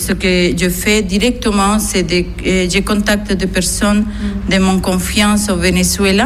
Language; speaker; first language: French; non-native, fluent; Spanish